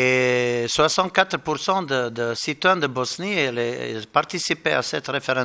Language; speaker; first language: French; non-native, learner; Bosnian